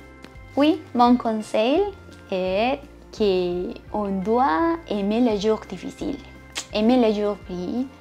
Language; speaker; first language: French; non-native, learner; Spanish